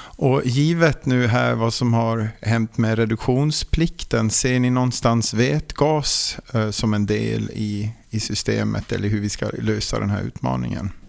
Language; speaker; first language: Swedish; native; Swedish